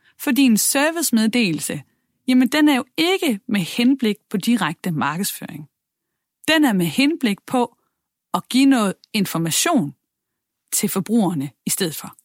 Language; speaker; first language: Danish; native; Danish